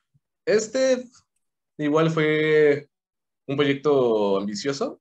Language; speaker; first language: Spanish; native; Spanish